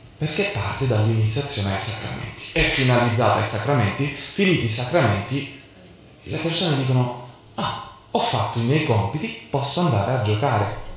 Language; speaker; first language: Italian; non-native, fluent; Arabic